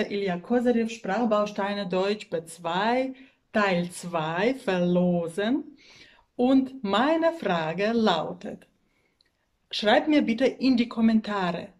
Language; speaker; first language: German; non-native, fluent; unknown